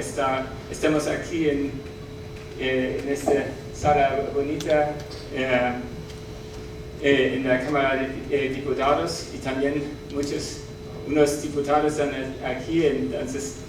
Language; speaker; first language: Spanish; non-native, learner; German